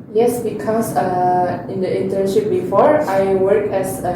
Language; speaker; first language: English; non-native, learner; Indonesian